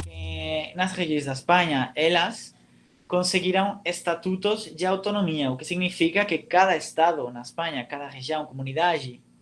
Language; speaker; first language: Portuguese; non-native, fluent; Catalan